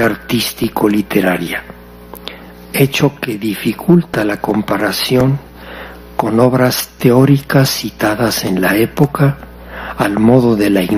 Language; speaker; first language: Spanish; native; Spanish